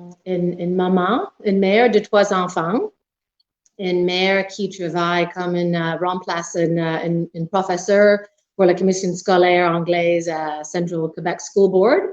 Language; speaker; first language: French; non-native, local second language; English